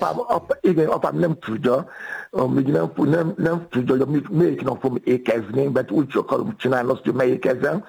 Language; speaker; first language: Hungarian; non-native, fluent; Yoruba